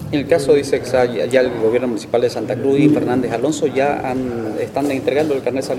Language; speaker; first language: Spanish; native; Spanish